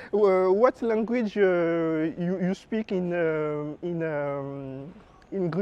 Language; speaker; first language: English; non-native, learner; French